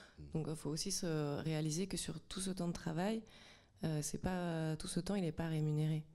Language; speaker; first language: French; native; French